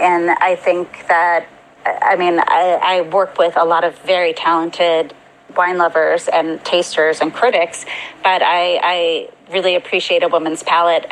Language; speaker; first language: English; native; English